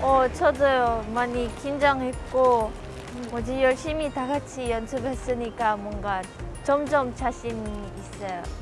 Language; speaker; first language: Korean; non-native, learner; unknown